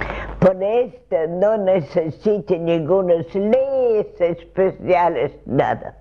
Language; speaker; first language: Spanish; non-native, fluent; Russian